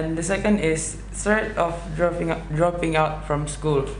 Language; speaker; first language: English; non-native, learner; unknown